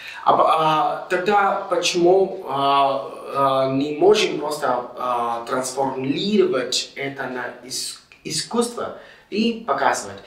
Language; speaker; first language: Russian; non-native, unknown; English